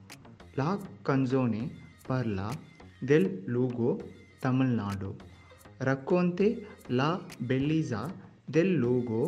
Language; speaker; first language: Italian; non-native, learner; Tamil